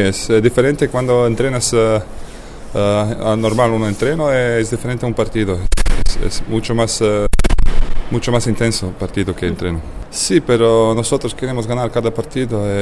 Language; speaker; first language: Spanish; non-native, learner; Bosnian